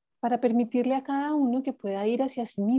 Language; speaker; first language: Spanish; native; Spanish